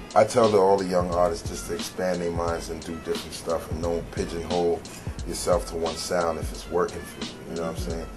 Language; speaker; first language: English; native; English